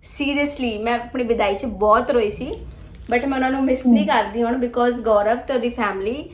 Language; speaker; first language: Punjabi; early bilingual, heritage; Punjabi